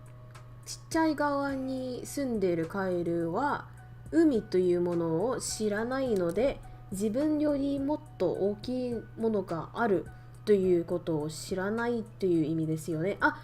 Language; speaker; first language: Japanese; non-native, fluent; Vietnamese